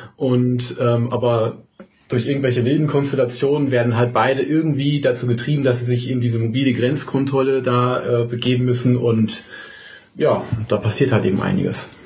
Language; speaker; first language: German; native; German